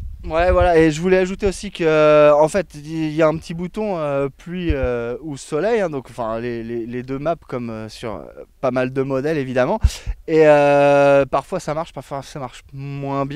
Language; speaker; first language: French; native; French